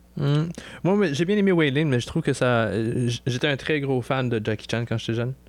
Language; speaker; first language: French; native; French